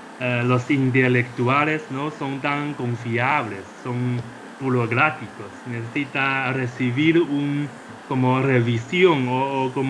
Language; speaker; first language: Spanish; non-native, fluent; Chinese